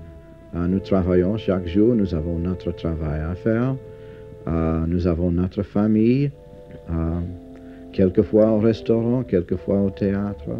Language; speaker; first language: French; non-native, fluent; English